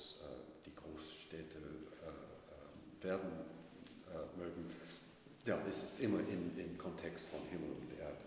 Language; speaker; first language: German; non-native, fluent; English